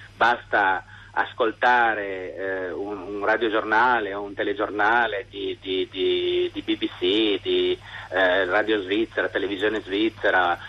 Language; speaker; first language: Italian; native; Italian